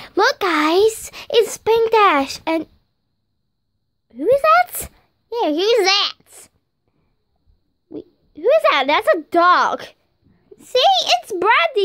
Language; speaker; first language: English; native; English